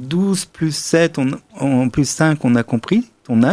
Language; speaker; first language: French; native; French